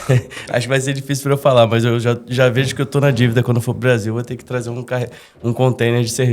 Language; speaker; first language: Portuguese; native; Portuguese